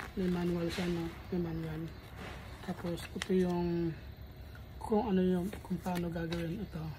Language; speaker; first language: Filipino; native; Filipino